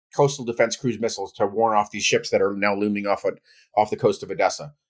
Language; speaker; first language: English; native; English